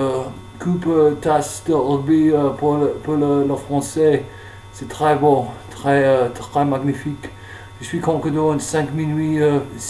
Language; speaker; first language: French; non-native, learner; English